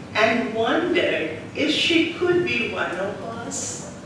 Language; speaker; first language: English; non-native, local second language; Hindi